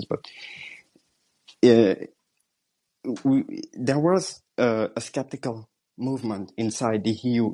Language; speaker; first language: English; non-native, fluent; French